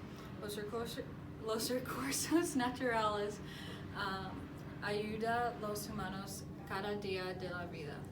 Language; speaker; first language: Spanish; non-native, learner; English